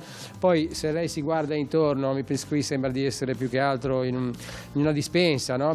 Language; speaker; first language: Italian; native; Italian